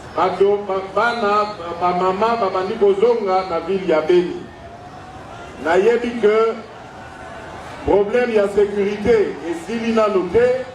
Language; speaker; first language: Lingala; non-native, local second language; Luba-Lulua